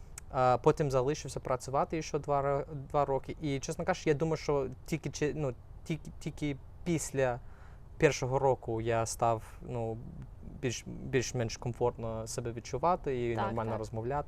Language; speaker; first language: Ukrainian; non-native, fluent; English